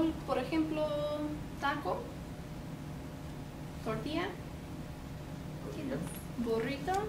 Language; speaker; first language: Spanish; non-native, fluent; English